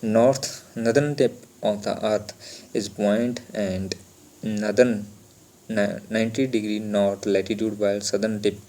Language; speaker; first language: English; non-native, local second language; Punjabi